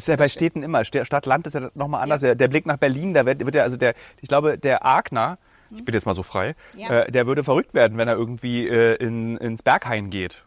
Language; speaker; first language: German; native; German